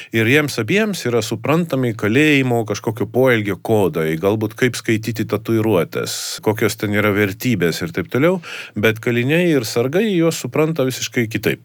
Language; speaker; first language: Lithuanian; non-native, fluent; Estonian